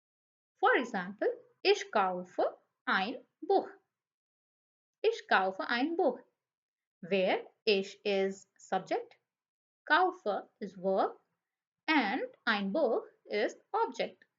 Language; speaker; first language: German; non-native, fluent; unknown